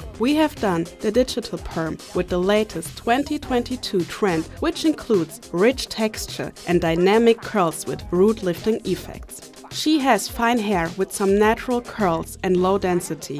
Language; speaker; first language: English; non-native, fluent; Chinese